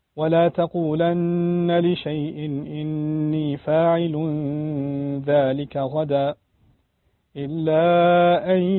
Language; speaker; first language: Arabic; non-native, fluent; Urdu